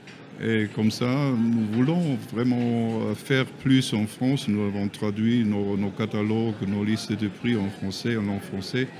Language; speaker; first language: French; non-native, learner; German